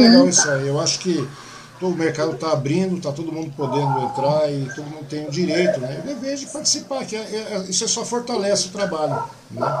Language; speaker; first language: Portuguese; native; Portuguese